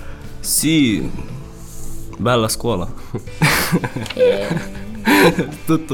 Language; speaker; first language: Italian; non-native, learner; Ukrainian